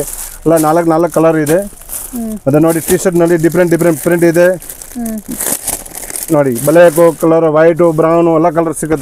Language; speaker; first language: Kannada; non-native, local second language; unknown